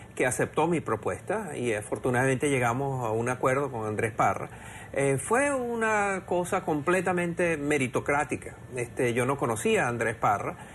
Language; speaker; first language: Spanish; native; Spanish